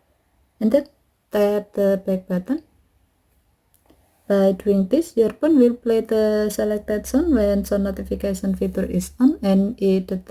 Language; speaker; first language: English; non-native, fluent; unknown